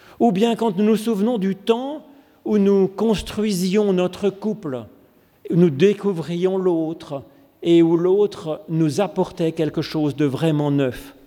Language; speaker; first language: French; native; French